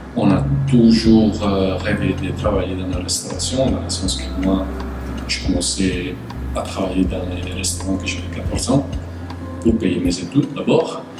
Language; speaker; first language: French; non-native, fluent; Italian